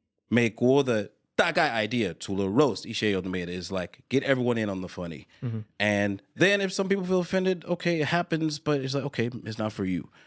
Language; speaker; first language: English; early bilingual, other home language; Chinese